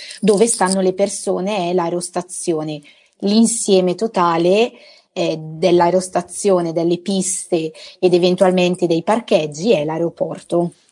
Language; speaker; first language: Italian; native; Italian